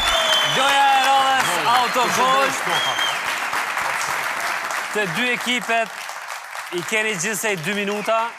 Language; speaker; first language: Albanian; native; Albanian